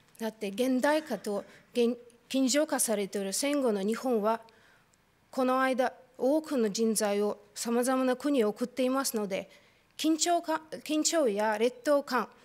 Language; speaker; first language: Japanese; non-native, fluent; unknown